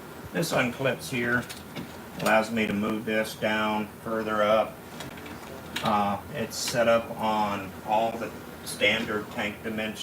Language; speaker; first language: English; native; English